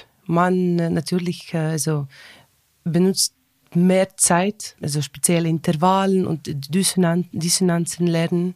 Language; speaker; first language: German; non-native, learner; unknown